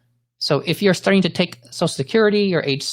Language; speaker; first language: English; native; English